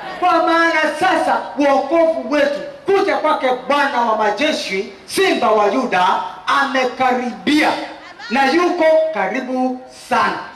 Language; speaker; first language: Swahili; non-native, local second language; Kamba